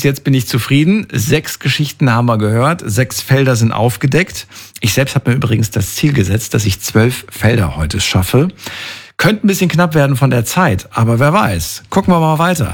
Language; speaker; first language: German; native; German